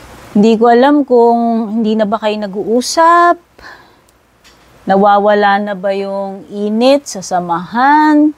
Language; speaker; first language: Filipino; native; Filipino